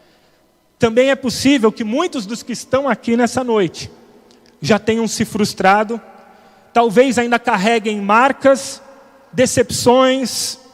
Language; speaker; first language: Portuguese; native; Portuguese